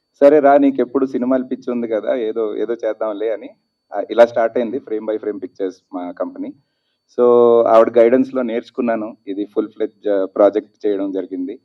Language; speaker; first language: Telugu; native; Telugu